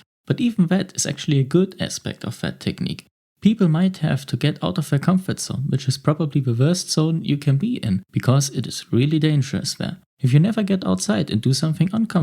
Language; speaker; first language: English; non-native, fluent; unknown